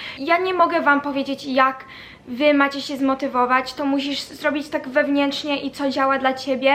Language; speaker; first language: Polish; early bilingual, heritage; Polish